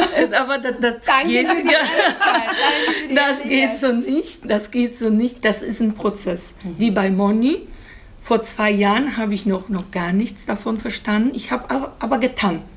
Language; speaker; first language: German; non-native, fluent; Polish